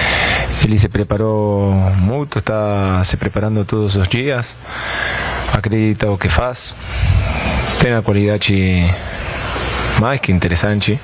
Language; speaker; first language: Portuguese; non-native, fluent; Spanish